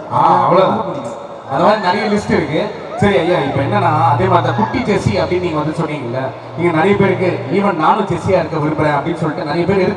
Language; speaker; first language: Tamil; native; Tamil